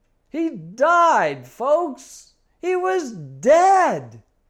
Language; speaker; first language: English; native; English